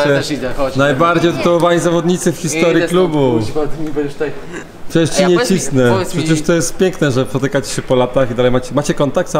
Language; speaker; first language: Polish; native; Polish